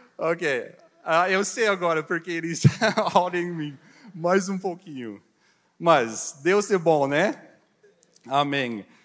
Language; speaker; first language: Portuguese; non-native, learner; English